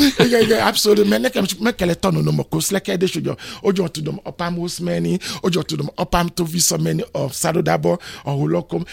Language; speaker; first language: Hungarian; non-native, learner; Yoruba